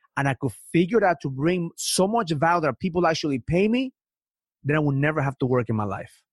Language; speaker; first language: English; early bilingual, other home language; Spanish